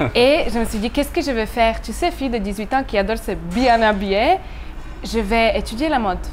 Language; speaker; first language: French; non-native, fluent; Slovak